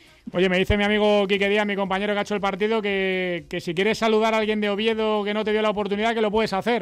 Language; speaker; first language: Spanish; native; Spanish